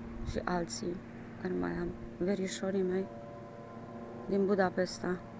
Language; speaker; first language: Romanian; early bilingual, other home language; Hungarian